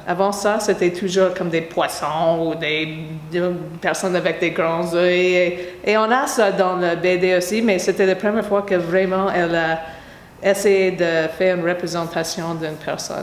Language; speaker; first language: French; non-native, fluent; English